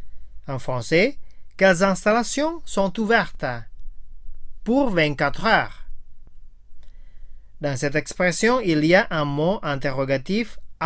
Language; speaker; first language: French; non-native, fluent; Indonesian